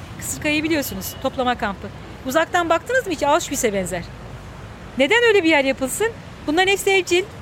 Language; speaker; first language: Turkish; native; Turkish